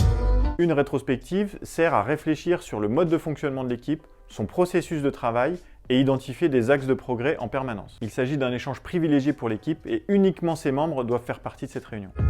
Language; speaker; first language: French; native; French